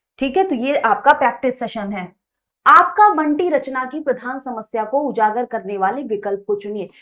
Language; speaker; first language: Hindi; native; Hindi